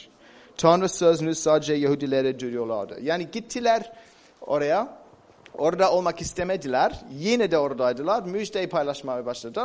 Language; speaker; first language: Turkish; non-native, fluent; English